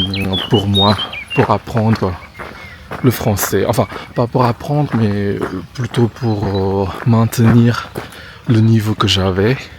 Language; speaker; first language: French; non-native, fluent; Indonesian